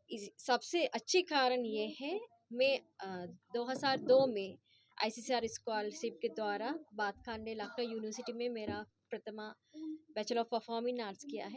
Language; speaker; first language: Hindi; non-native, fluent; Sinhala